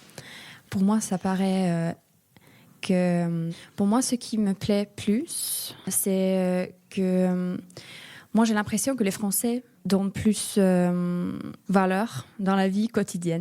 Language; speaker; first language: French; non-native, fluent; Finnish